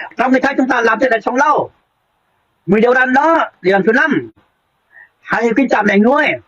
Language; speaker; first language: Vietnamese; non-native, local second language; Jarai